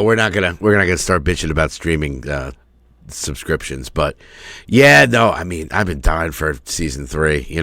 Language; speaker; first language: English; native; English